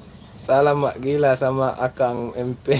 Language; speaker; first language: Indonesian; native; Indonesian